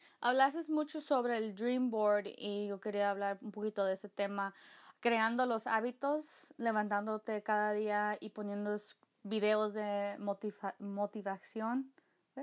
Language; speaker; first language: Spanish; early bilingual, heritage; Spanish